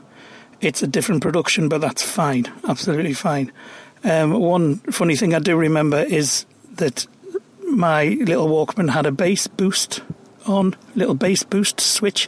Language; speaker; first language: English; native; English